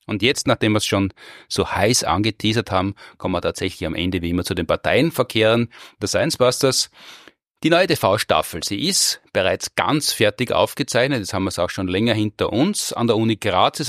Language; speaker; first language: German; native; German